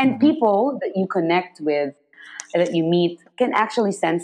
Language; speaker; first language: English; non-native, local second language; Filipino